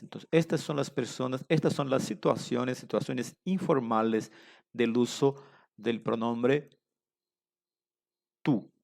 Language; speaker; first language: Spanish; non-native, fluent; Portuguese